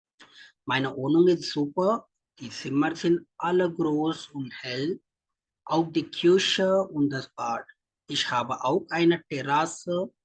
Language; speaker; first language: German; non-native, fluent; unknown